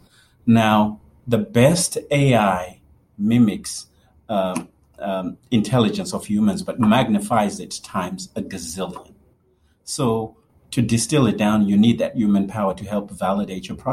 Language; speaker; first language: English; non-native, local second language; Shona